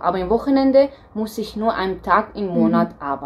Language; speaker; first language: German; non-native, fluent; Romanian